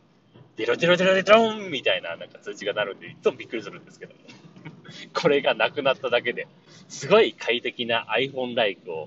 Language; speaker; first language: Japanese; native; Japanese